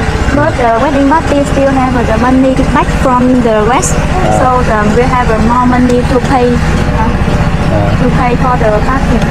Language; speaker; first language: English; non-native, learner; Vietnamese